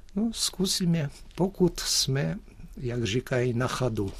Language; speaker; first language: Czech; early bilingual, heritage; Czech